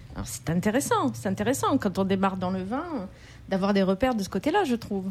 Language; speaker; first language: French; native; French